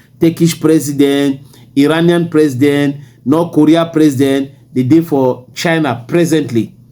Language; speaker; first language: Nigerian Pidgin; native; Nigerian Pidgin